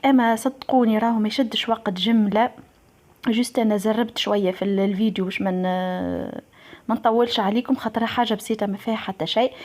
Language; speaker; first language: Arabic; native; Arabic